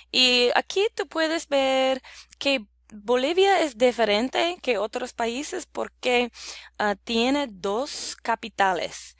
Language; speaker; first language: Spanish; non-native, learner; English